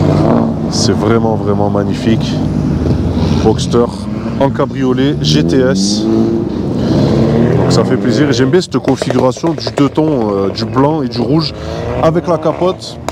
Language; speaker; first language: French; native; French